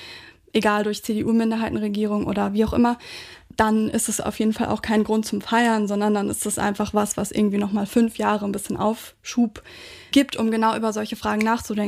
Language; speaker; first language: German; native; German